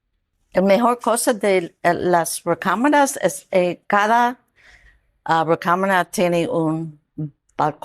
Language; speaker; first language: Spanish; non-native, learner; English